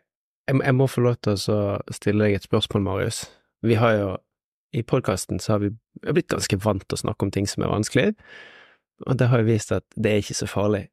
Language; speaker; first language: Norwegian; native; Norwegian